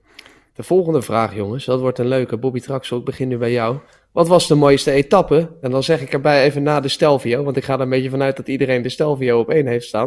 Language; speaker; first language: Dutch; native; Dutch